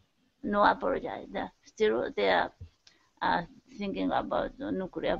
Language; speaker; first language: English; non-native, learner; Japanese